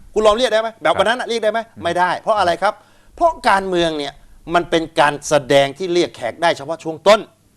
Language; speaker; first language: Thai; native; Thai